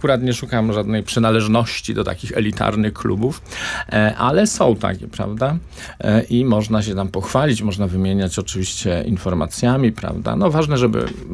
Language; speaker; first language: Polish; native; Polish